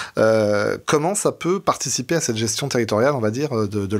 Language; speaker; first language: French; native; French